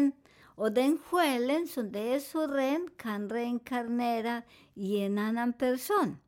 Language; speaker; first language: Swedish; non-native, fluent; Spanish